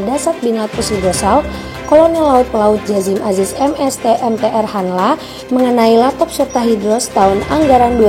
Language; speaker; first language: Indonesian; native; Indonesian